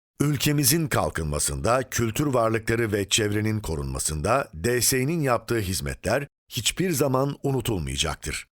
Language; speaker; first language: Turkish; native; Turkish